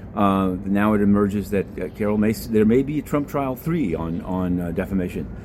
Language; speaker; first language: English; native; English